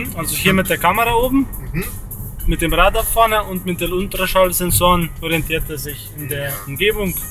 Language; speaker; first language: German; native; German